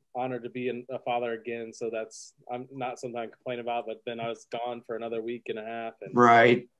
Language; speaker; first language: English; native; English